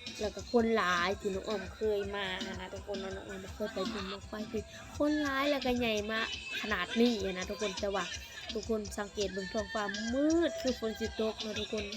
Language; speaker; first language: Thai; non-native, local second language; Lao